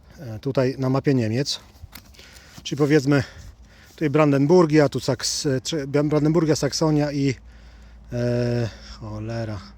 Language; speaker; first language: Polish; native; Polish